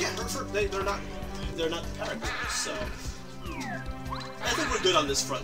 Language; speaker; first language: English; native; English